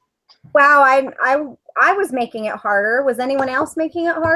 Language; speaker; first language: English; native; English